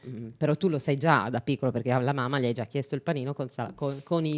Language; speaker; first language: Italian; native; Italian